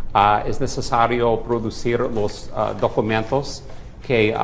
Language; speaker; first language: Spanish; non-native, fluent; English